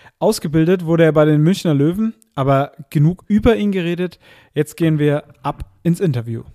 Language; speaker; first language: German; native; German